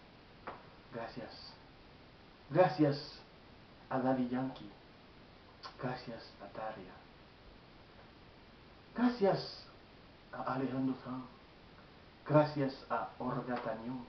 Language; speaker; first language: Spanish; non-native, learner; Haitian Creole